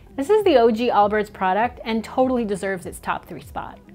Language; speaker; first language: English; native; English